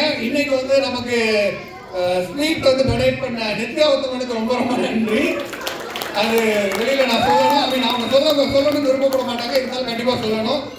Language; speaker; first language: Tamil; native; Tamil